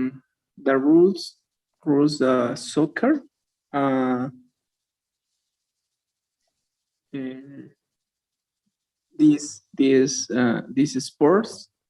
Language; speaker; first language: English; non-native, learner; Spanish